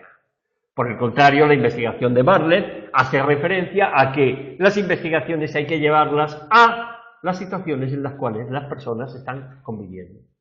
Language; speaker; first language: Spanish; native; Spanish